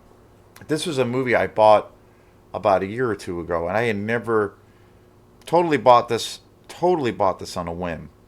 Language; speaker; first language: English; native; English